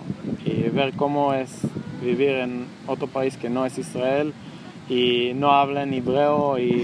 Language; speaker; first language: Spanish; non-native, learner; Hebrew